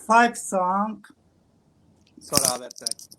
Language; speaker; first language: English; non-native, learner; Kurdish